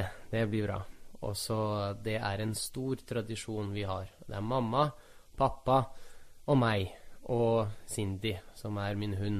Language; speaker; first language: Norwegian; early bilingual, other home language; Russian